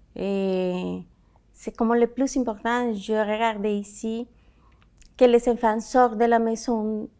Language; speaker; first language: French; non-native, fluent; Spanish